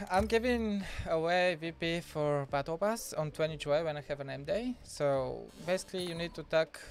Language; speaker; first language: English; non-native, fluent; Bulgarian